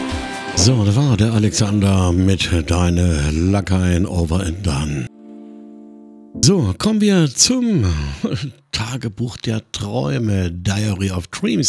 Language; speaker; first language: German; native; German